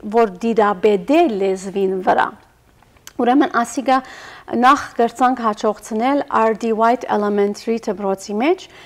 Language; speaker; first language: Armenian; early bilingual, heritage; Armenian